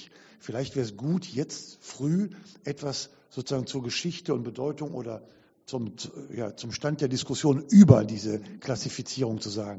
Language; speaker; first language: German; native; German